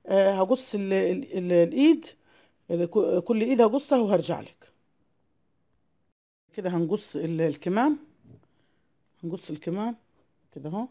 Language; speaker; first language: Arabic; native; Arabic